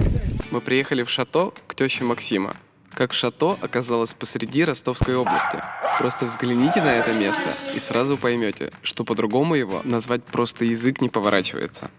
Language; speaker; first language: Russian; native; Russian